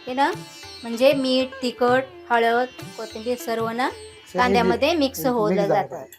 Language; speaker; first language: Marathi; native; Marathi